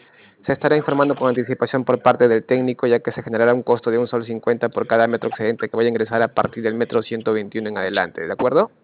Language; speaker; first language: Spanish; native; Spanish